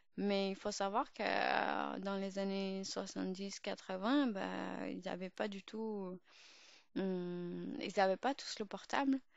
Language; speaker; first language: French; early bilingual, other home language; Urdu